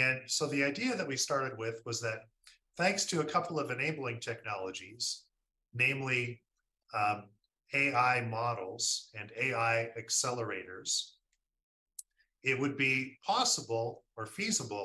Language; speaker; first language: English; native; English